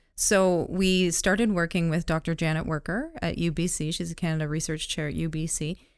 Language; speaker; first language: English; native; English